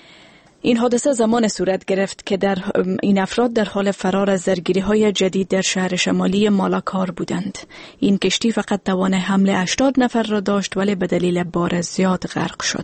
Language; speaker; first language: Persian; native; Persian